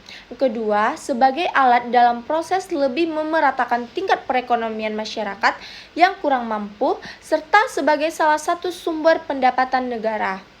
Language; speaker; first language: Indonesian; native; Indonesian